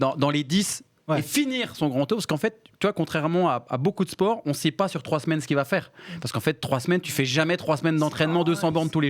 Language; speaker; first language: French; native; French